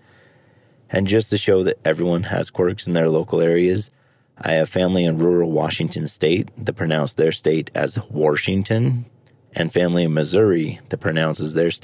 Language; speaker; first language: English; native; English